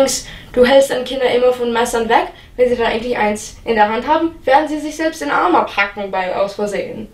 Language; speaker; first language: German; non-native, fluent; English